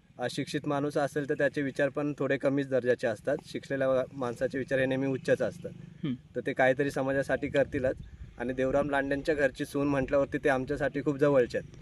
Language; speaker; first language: Marathi; native; Marathi